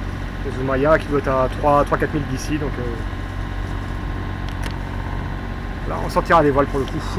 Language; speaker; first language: French; native; French